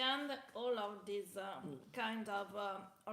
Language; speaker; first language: English; non-native, learner; Italian